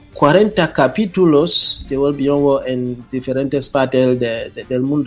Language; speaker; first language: Spanish; non-native, fluent; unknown